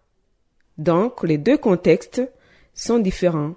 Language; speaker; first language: French; non-native, local second language; Rundi